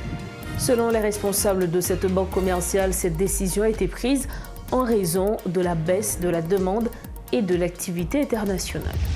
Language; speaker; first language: French; non-native, local second language; Haitian Creole